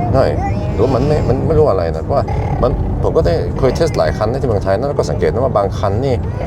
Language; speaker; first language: Thai; non-native, fluent; Norwegian